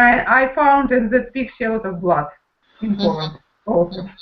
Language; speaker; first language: English; non-native, learner; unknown